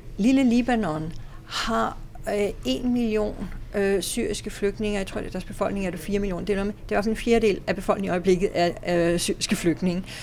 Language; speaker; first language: Danish; native; Danish